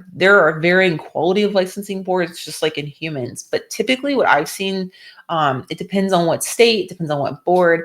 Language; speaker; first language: English; native; English